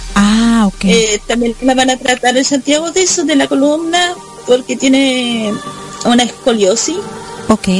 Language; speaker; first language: Spanish; native; Spanish